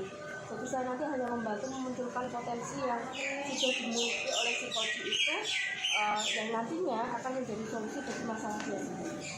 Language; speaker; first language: Indonesian; native; Indonesian